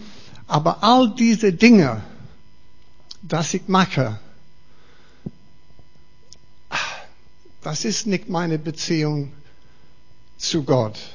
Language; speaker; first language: German; non-native, fluent; English